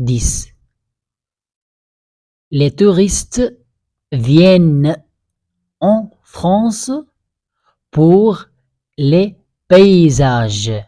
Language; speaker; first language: French; non-native, fluent; Arabic